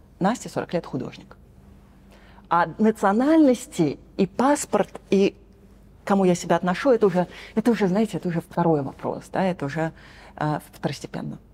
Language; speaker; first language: Russian; native; Russian